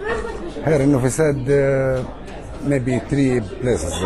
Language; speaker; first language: English; non-native, learner; Arabic